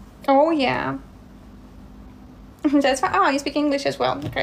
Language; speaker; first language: English; non-native, learner; Ukrainian